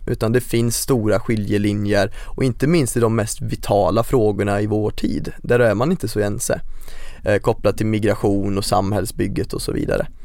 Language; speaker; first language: Swedish; native; Swedish